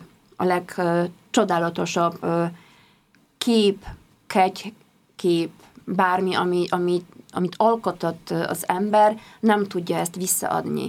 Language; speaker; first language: Hungarian; non-native, fluent; Polish